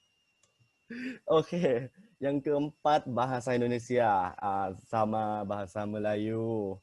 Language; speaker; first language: Indonesian; non-native, fluent; Thai